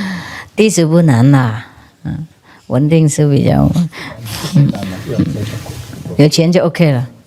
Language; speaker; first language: Chinese; non-native, fluent; Vietnamese